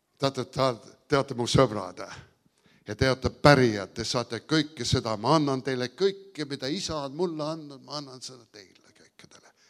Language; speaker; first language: Estonian; early bilingual, heritage; Estonian